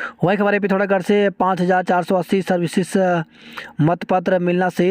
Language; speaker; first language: Hindi; native; Hindi